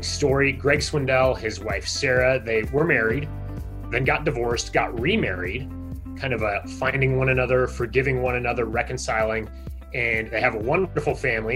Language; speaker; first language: English; native; English